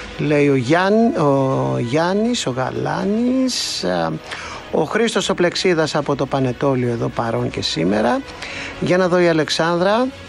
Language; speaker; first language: Greek; native; Greek